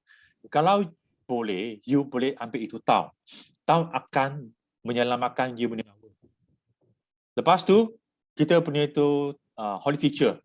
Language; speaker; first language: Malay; non-native, local second language; Chinese